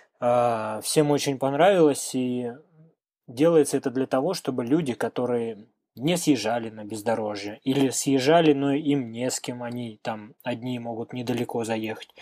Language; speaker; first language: Russian; native; Russian